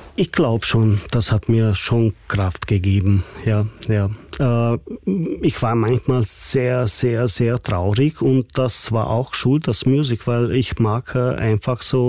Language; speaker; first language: German; non-native, fluent; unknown